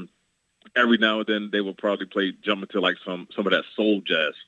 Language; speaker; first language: English; native; English